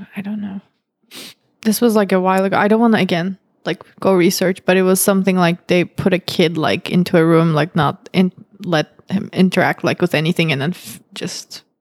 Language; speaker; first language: English; non-native, fluent; Russian